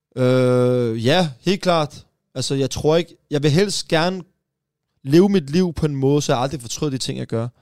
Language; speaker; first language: Danish; early bilingual, other home language; Persian